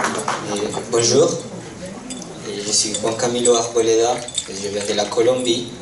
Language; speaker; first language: French; non-native, fluent; Spanish